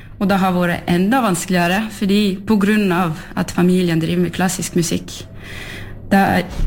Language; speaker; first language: Norwegian; non-native, fluent; French